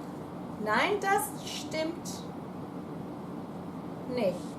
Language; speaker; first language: German; non-native, fluent; English